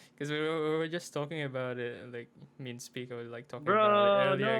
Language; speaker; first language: English; non-native, local second language; Filipino